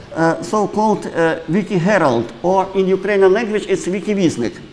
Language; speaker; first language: English; non-native, fluent; Ukrainian